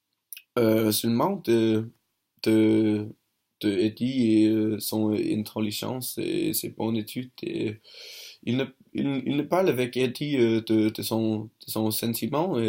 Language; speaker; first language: French; non-native, learner; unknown